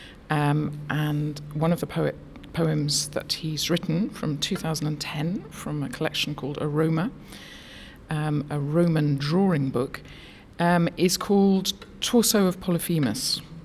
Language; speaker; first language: English; native; English